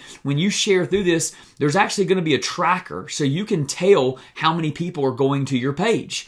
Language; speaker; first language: English; native; English